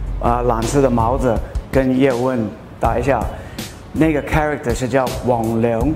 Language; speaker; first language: Chinese; non-native, fluent; English